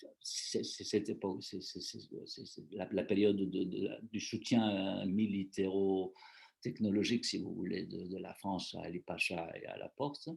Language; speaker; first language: French; non-native, fluent; Greek